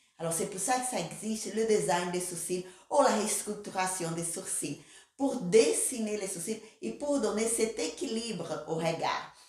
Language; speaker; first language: French; non-native, fluent; Portuguese